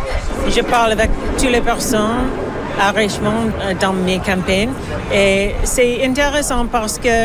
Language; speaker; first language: French; non-native, learner; English